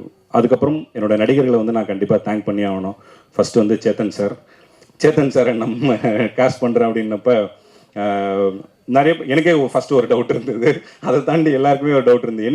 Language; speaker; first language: Tamil; native; Tamil